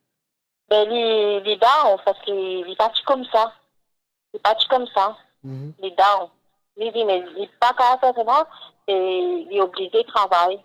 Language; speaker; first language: French; non-native, local second language; Morisyen